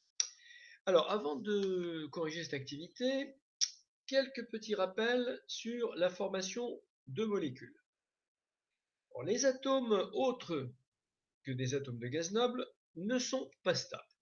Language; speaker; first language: French; native; French